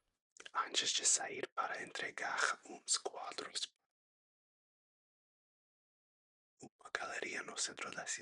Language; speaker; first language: Portuguese; non-native, learner; English